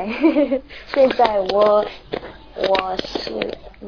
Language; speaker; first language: Chinese; non-native, learner; Korean